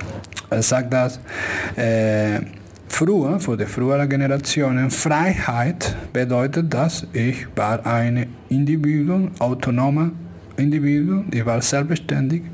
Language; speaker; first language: German; non-native, fluent; Spanish